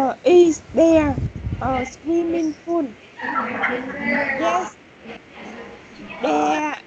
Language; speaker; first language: English; non-native, learner; Vietnamese